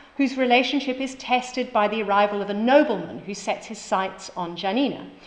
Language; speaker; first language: English; native; English